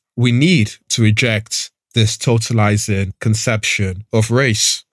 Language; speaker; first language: English; early bilingual, other home language; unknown